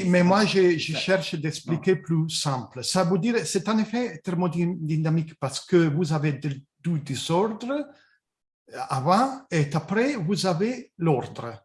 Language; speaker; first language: French; non-native, fluent; Italian